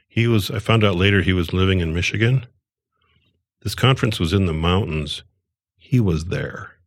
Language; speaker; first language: English; native; English